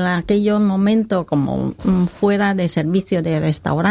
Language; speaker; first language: Spanish; non-native, learner; Khmer